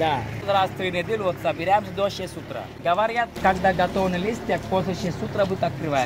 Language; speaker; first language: Russian; non-native, learner; Sinhala